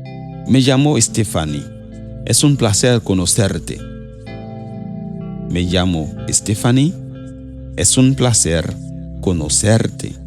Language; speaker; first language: Spanish; non-native, fluent; Haitian Creole